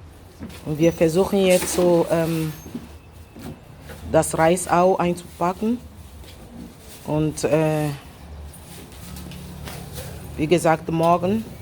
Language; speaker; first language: German; non-native, fluent; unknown